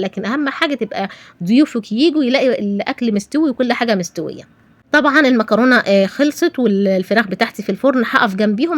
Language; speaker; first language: Arabic; native; Arabic